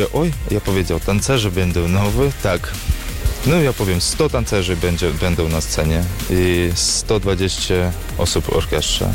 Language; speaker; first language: Polish; non-native, learner; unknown